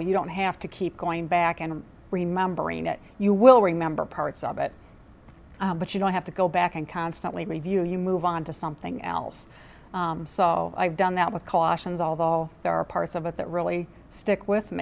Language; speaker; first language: English; native; English